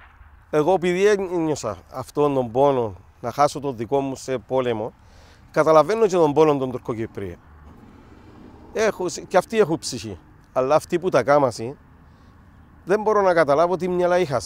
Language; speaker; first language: Greek; native; Greek